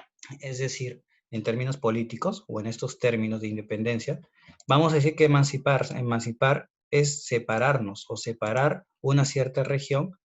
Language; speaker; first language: Spanish; native; Spanish